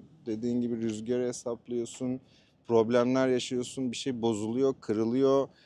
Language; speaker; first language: Turkish; native; Turkish